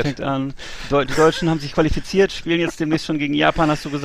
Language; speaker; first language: German; native; German